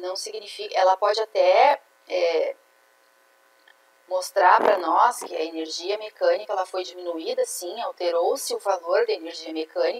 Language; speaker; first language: Portuguese; native; Portuguese